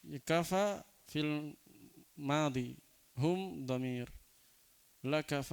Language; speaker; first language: Arabic; non-native, fluent; Indonesian